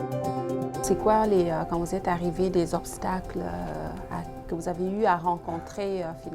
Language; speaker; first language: French; native; French